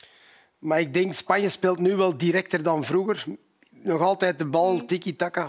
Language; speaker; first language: Dutch; native; Dutch